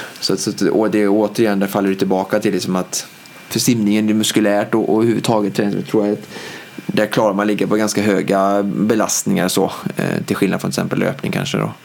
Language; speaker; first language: Swedish; native; Swedish